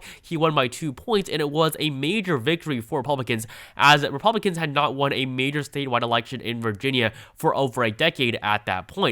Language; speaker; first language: English; native; English